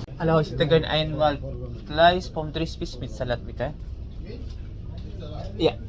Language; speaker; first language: German; non-native, learner; Filipino